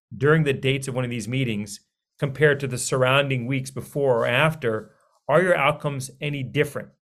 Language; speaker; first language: English; early bilingual, other home language; Hindi